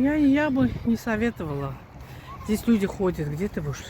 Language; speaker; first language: Russian; non-native, fluent; Azerbaijani